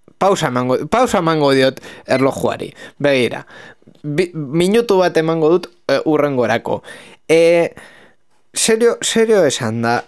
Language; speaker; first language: Basque; non-native, local second language; Spanish